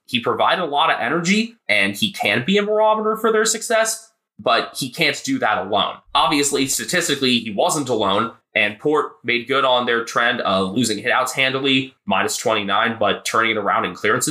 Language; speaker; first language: English; native; English